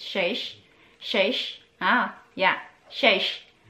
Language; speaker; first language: Polish; non-native, learner; Filipino